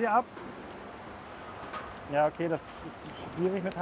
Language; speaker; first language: German; native; German